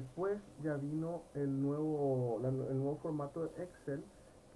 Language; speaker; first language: Spanish; native; Spanish